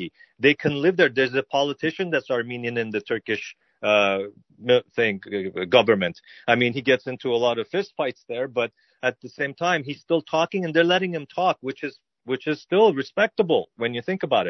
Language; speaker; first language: English; native; English